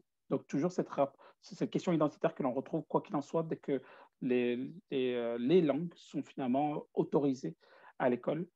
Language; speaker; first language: French; native; French